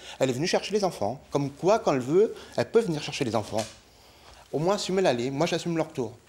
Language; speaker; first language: French; native; French